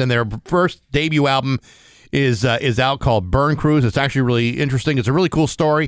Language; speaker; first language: English; native; English